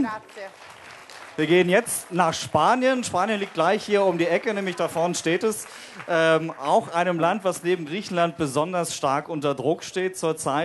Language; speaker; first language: German; native; German